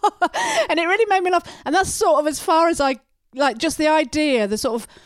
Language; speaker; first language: English; native; English